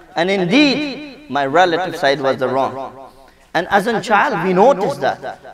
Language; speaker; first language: English; non-native, local second language; Urdu